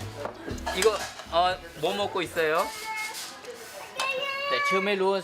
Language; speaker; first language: Korean; native; Korean